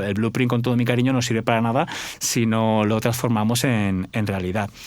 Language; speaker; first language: Spanish; native; Spanish